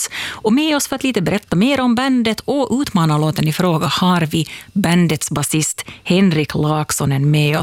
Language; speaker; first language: Swedish; native; Swedish